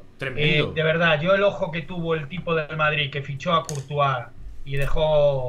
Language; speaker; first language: Spanish; native; Spanish